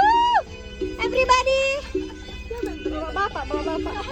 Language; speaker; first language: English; non-native, learner; Indonesian